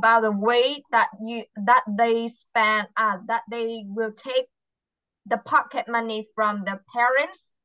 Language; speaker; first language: English; non-native, fluent; Vietnamese